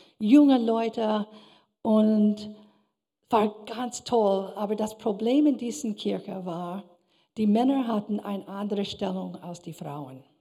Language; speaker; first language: German; non-native, fluent; English